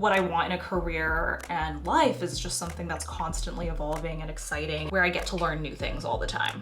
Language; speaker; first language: English; early bilingual, other home language; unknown